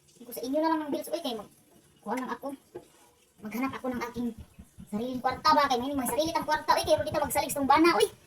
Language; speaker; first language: Filipino; non-native, local second language; Cebuano